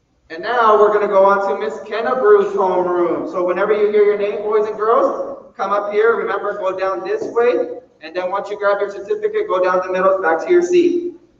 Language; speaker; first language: English; early bilingual, other home language; Spanish